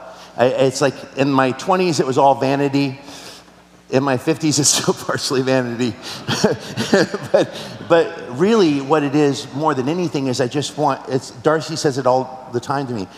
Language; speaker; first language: English; native; English